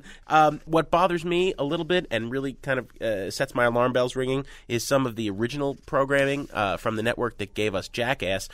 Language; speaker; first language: English; native; English